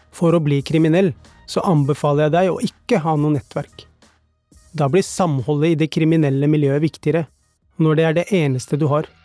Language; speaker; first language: Norwegian; early bilingual, other home language; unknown